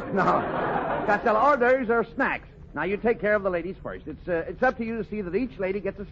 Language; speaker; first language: English; native; English